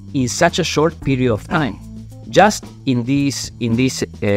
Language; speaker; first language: English; non-native, fluent; Spanish